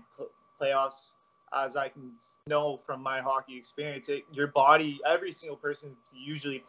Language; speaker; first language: English; native; English